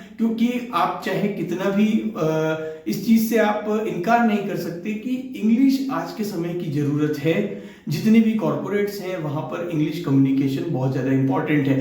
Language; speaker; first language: Hindi; native; Hindi